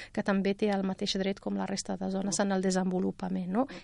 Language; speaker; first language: Catalan; non-native, fluent; Riffian